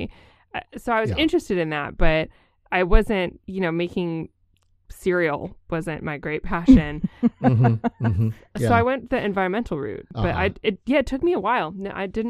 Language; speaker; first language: English; native; English